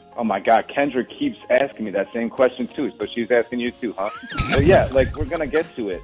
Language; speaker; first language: English; native; English